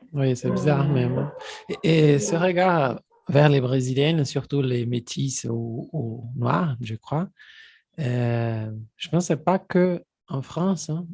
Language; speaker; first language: French; non-native, fluent; Portuguese